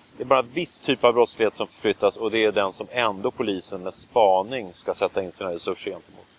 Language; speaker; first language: Swedish; native; Swedish